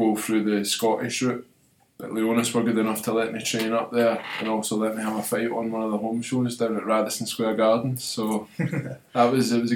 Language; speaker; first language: English; native; English